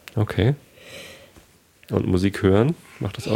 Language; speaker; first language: German; native; German